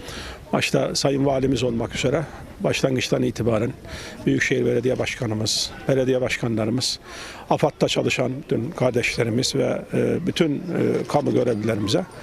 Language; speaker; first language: Turkish; native; Turkish